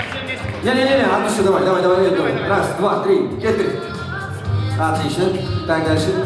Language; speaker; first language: Russian; non-native, local second language; Kyrgyz